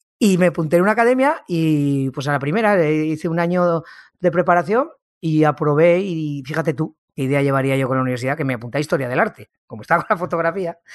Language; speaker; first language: Spanish; native; Spanish